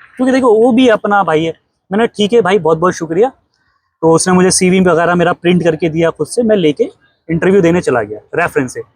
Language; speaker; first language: Hindi; native; Hindi